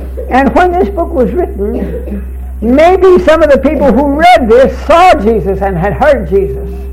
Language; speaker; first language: English; early bilingual, other home language; Chinese